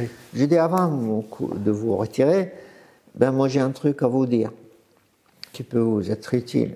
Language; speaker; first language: French; non-native, fluent; Arabic